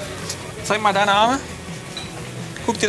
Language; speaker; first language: German; native; German